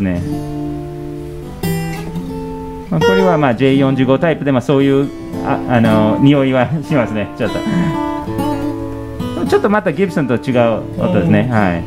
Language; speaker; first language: Japanese; non-native, fluent; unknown